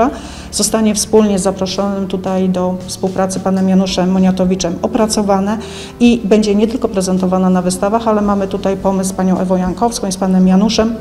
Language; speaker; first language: Polish; native; Polish